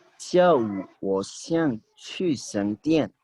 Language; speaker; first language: Chinese; non-native, fluent; Urdu